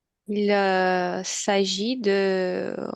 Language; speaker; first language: French; non-native, learner; Ukrainian